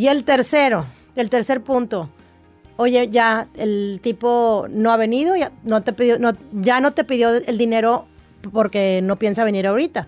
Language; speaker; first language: Spanish; native; Spanish